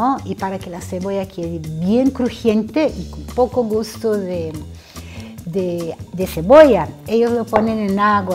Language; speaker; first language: Spanish; non-native, fluent; Portuguese